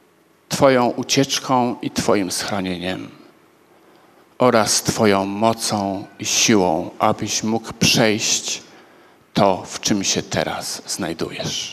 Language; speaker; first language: Polish; native; Polish